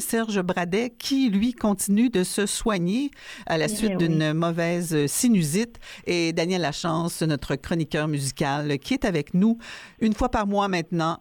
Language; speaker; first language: French; native; French